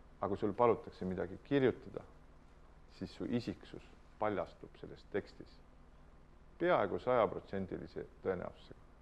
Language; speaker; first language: Estonian; native; Estonian